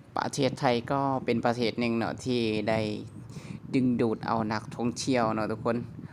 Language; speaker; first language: Thai; native; Thai